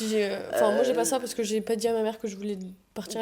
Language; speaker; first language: French; native; French